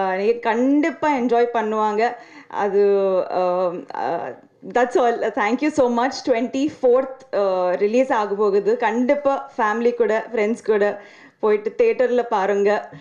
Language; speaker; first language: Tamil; non-native, learner; Telugu